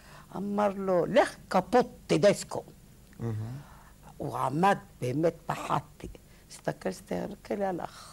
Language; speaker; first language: Hebrew; non-native, learner; Arabic